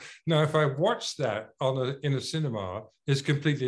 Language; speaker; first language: English; native; English